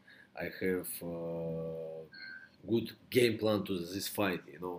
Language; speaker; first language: English; non-native, learner; Russian